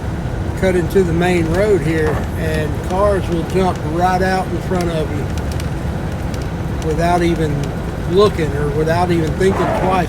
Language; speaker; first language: English; native; English